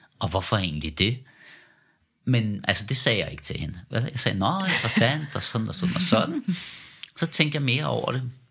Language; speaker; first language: Danish; early bilingual, other home language; Persian